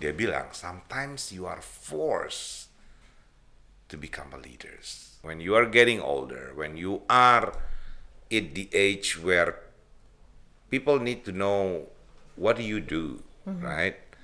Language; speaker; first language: English; non-native, fluent; Indonesian